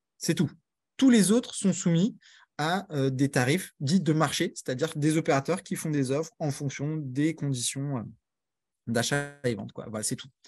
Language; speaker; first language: French; native; French